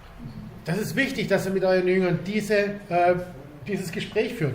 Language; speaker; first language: German; native; German